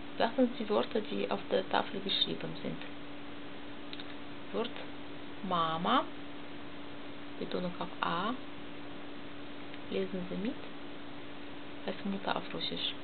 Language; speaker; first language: German; non-native, learner; Russian